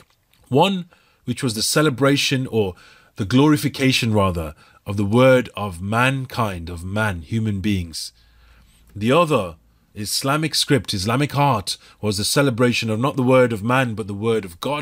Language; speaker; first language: English; native; English